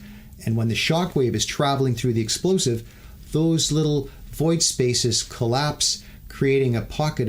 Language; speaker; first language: English; native; English